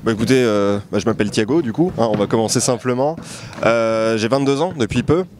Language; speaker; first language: French; early bilingual, other home language; Portuguese